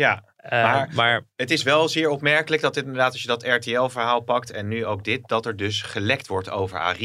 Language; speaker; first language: Dutch; native; Dutch